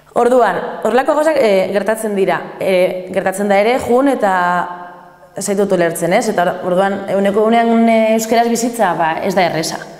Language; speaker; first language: Basque; non-native, local second language; Spanish